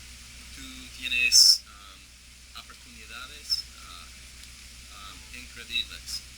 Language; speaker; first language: Spanish; non-native, learner; English